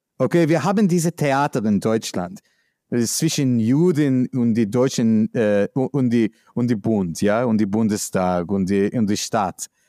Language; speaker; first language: German; non-native, learner; English